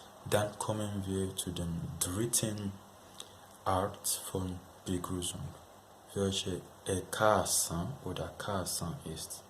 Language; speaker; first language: German; non-native, fluent; Yoruba